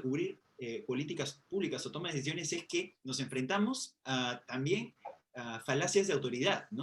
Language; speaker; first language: Spanish; native; Spanish